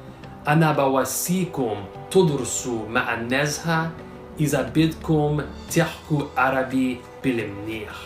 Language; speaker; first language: Arabic; non-native, fluent; English